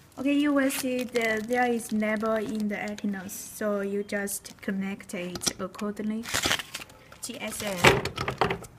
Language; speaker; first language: English; non-native, learner; Chinese